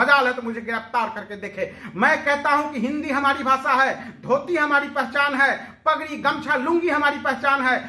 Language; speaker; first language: Hindi; native; Hindi